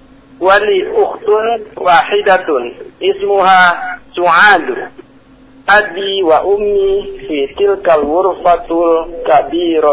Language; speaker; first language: Arabic; non-native, learner; Indonesian